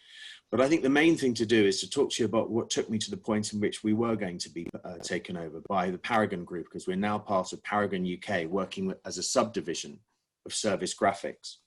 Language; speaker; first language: English; native; English